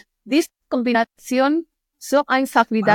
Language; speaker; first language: German; non-native, fluent; Spanish